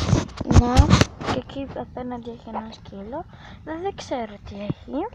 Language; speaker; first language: Greek; early bilingual, other home language; Bulgarian